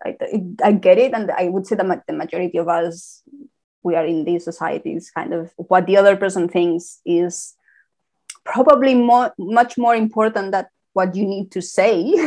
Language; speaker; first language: English; non-native, fluent; Spanish